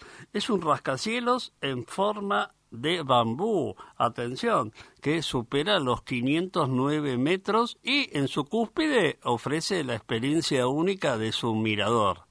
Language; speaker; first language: Spanish; native; Spanish